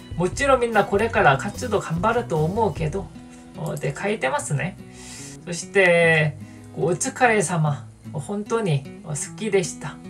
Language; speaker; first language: Japanese; non-native, fluent; Korean